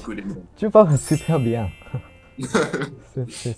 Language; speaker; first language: French; non-native, fluent; Japanese